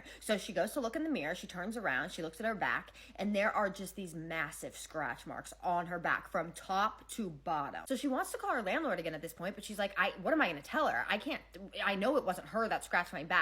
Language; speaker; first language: English; native; English